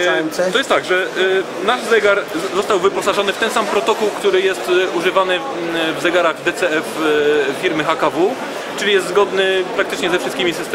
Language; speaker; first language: Polish; native; Polish